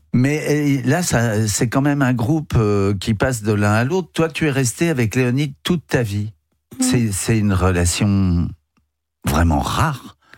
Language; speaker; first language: French; native; French